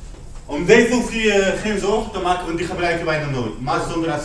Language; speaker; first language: Dutch; non-native, fluent; Spanish